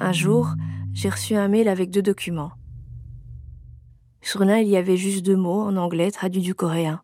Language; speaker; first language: French; native; French